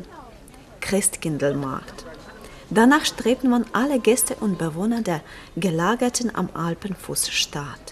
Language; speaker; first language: German; non-native, learner; Ukrainian